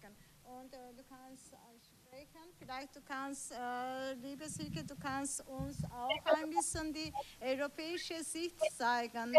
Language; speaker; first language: German; non-native, learner; Turkish